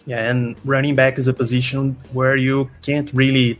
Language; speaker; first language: English; non-native, fluent; Portuguese